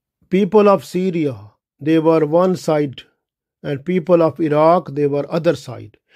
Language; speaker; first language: English; non-native, local second language; Urdu